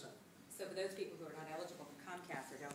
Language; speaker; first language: English; native; English